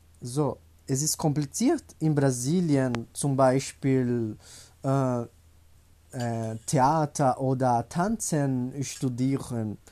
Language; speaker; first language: German; non-native, learner; Portuguese